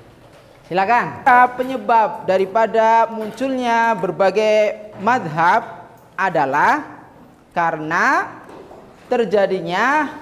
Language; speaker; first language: Indonesian; native; Indonesian